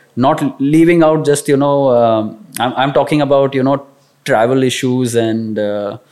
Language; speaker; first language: English; non-native, local second language; Marathi